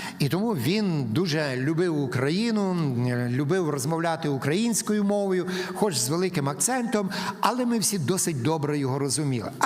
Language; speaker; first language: Ukrainian; native; Ukrainian